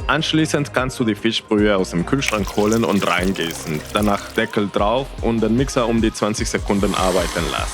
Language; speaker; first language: German; non-native, fluent; Spanish